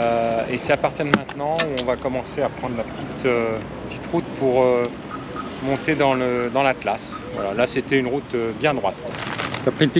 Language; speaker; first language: French; native; French